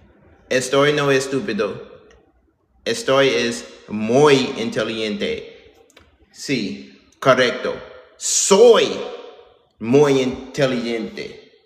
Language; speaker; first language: Spanish; non-native, learner; English